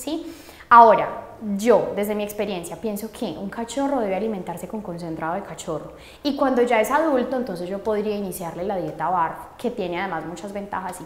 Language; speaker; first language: Spanish; native; Spanish